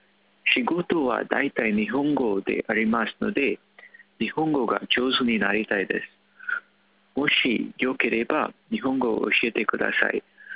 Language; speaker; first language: Japanese; non-native, learner; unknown